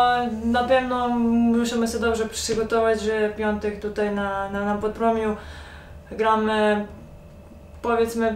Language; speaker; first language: Polish; non-native, learner; Serbian